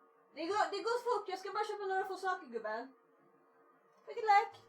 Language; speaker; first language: Swedish; native; Swedish